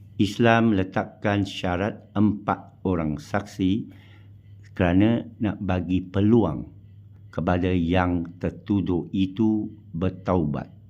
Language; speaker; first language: Malay; non-native, local second language; Min Nan Chinese